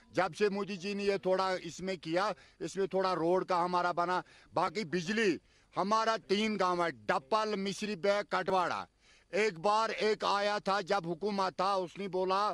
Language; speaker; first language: Hindi; non-native, local second language; Kashmiri